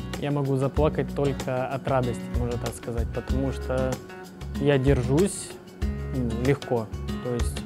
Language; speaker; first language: Russian; native; Russian